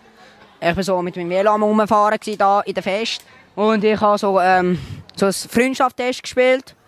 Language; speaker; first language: German; early bilingual, other home language; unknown